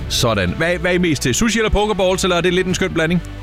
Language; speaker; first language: Danish; native; Danish